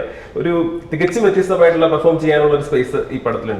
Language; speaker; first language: Malayalam; native; Malayalam